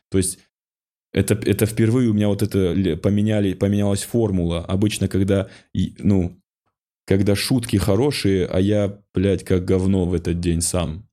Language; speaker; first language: Russian; non-native, local second language; Ossetic